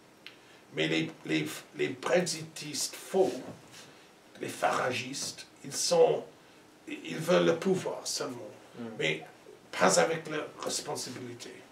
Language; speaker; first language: French; non-native, learner; English